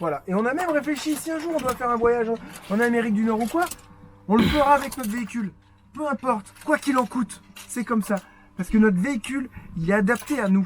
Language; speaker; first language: French; native; French